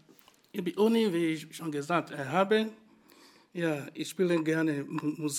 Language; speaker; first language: German; non-native, fluent; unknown